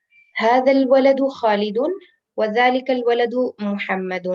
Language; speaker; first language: Arabic; non-native, fluent; Urdu